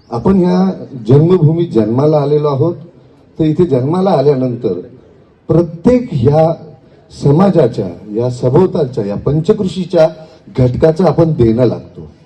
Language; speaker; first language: Marathi; non-native, local second language; Marwari